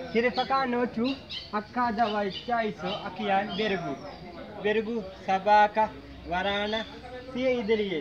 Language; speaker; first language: Russian; non-native, learner; Sinhala